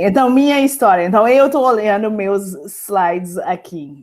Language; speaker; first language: Portuguese; non-native, fluent; English